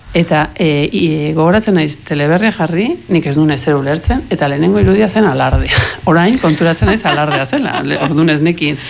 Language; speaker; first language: Basque; early bilingual, heritage; Spanish